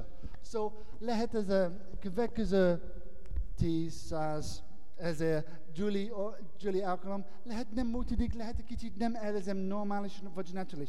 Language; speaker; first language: Hungarian; non-native, learner; English